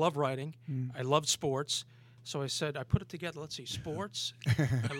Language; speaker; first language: English; native; English